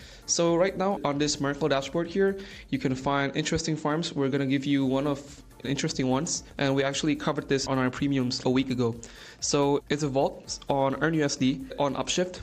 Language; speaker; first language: English; non-native, fluent; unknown